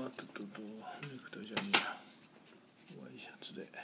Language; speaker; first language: Japanese; native; Japanese